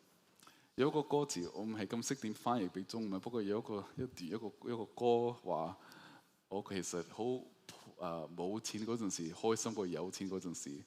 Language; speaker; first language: Cantonese; early bilingual, heritage; Cantonese